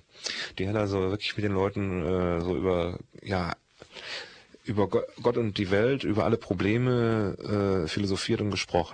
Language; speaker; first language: German; native; German